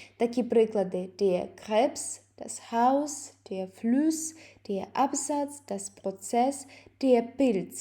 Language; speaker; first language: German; non-native, fluent; Ukrainian